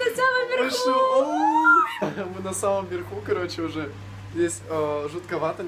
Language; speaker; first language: Russian; native; Russian